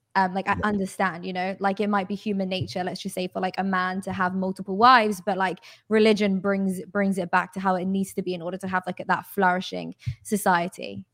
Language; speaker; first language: English; native; English